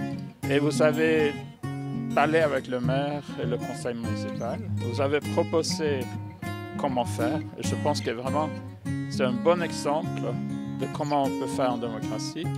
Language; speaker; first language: French; non-native, fluent; Norwegian